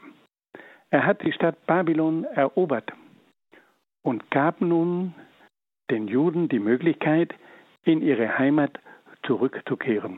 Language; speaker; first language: German; native; German